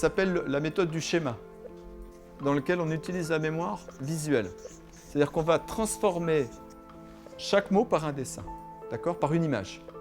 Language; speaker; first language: French; native; French